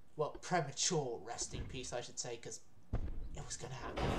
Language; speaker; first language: English; native; English